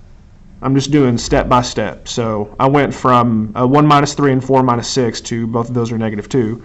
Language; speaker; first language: English; native; English